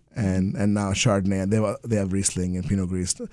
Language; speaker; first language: English; non-native, local second language; Bangla